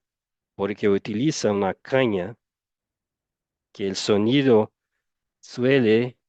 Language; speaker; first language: Spanish; non-native, fluent; Portuguese